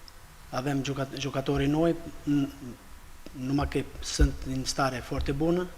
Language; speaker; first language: Romanian; non-native, fluent; Albanian